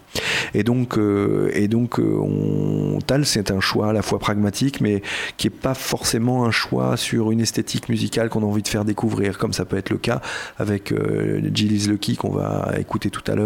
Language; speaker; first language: French; native; French